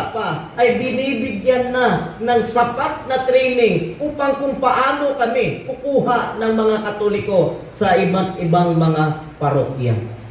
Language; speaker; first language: Filipino; non-native, local second language; Cebuano